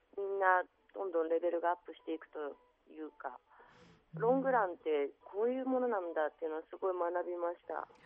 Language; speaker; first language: Japanese; native; Japanese